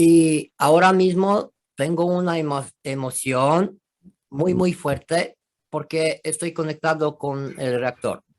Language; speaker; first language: Spanish; non-native, fluent; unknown